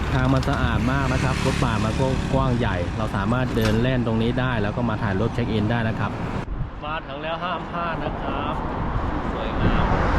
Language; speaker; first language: Thai; non-native, fluent; Chinese